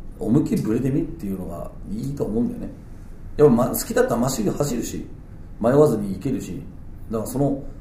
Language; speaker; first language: Japanese; non-native, fluent; Danish